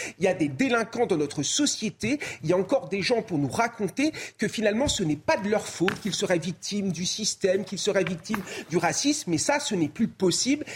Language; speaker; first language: French; native; French